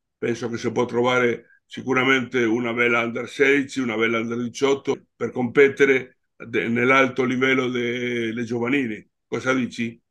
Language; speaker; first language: Italian; native; Italian